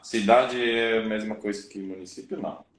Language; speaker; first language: Portuguese; non-native, learner; Spanish